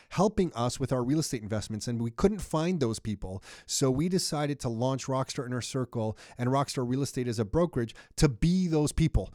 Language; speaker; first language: English; native; English